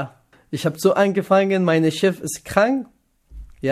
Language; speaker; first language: German; non-native, learner; Kurdish